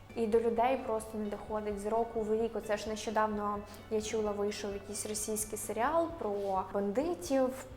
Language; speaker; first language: Ukrainian; non-native, local second language; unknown